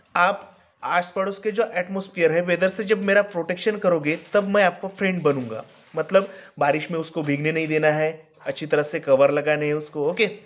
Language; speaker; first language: Hindi; non-native, local second language; Marathi